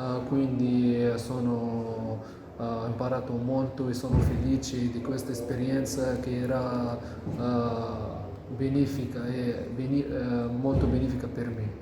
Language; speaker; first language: Italian; non-native, learner; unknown